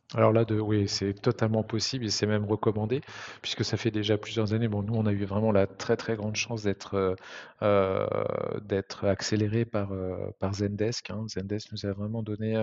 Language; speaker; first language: French; native; French